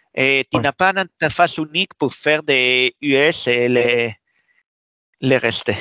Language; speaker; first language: French; non-native, fluent; Spanish